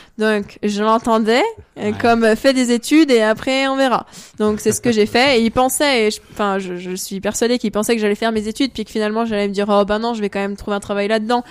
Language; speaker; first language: French; native; French